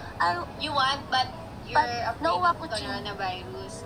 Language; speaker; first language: English; non-native, local second language; Filipino